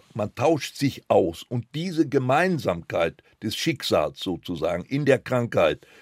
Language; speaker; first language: German; non-native, local second language; Polish